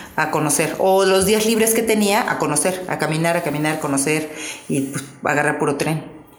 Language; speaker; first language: Spanish; native; Spanish